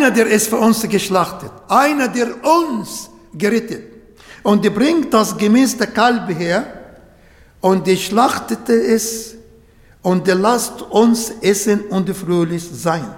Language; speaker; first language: German; non-native, fluent; Arabic